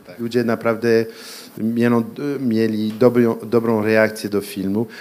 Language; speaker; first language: Polish; early bilingual, heritage; Polish